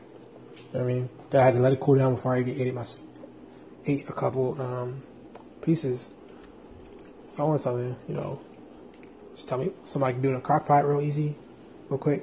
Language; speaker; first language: English; native; English